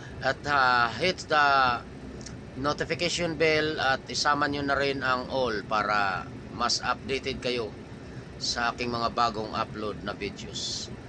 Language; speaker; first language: Filipino; non-native, local second language; Waray